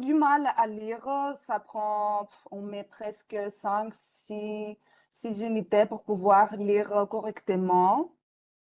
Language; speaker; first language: French; non-native, fluent; Greek